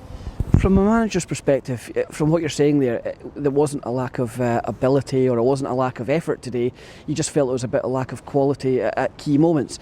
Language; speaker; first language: English; native; English